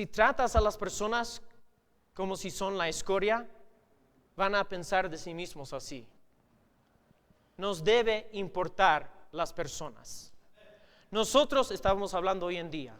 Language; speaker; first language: Spanish; non-native, fluent; English